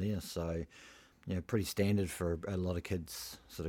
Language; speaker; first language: English; native; English